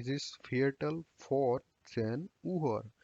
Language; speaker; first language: German; non-native, learner; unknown